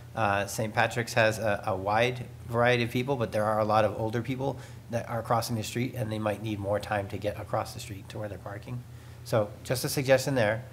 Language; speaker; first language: English; native; English